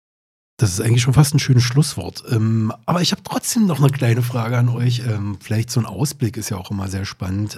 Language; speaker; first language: German; native; German